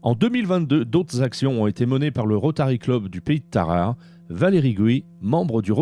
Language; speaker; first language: French; native; French